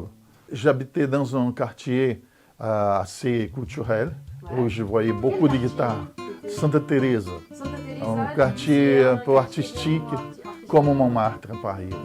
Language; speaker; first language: French; non-native, fluent; Portuguese